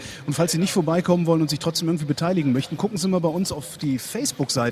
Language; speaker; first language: German; native; German